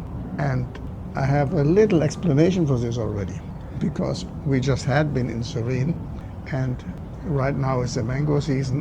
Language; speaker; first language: English; non-native, fluent; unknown